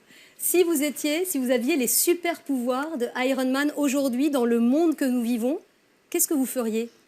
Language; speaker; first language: French; native; French